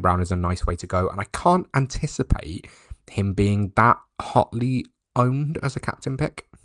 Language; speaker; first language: English; native; English